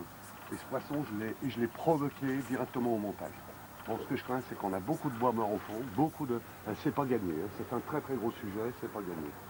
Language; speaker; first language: French; native; French